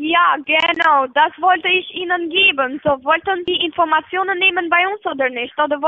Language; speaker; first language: German; non-native, learner; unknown